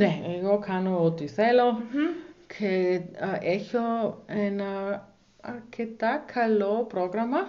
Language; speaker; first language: Greek; non-native, learner; German